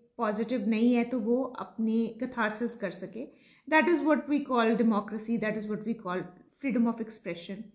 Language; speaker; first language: Urdu; native; Urdu